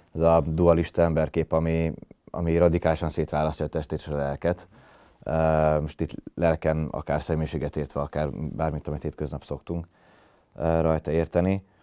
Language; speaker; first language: Hungarian; native; Hungarian